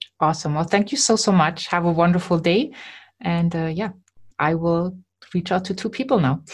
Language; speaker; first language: English; non-native, fluent; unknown